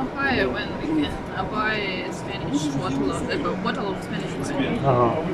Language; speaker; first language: English; non-native, fluent; Russian